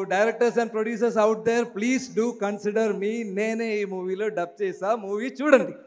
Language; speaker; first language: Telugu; non-native, learner; Malayalam